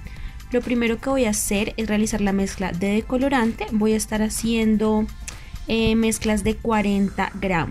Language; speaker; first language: Spanish; native; Spanish